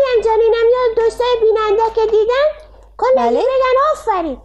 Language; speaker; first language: Persian; native; Persian